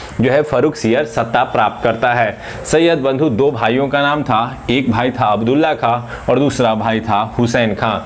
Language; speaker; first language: Hindi; non-native, local second language; Marathi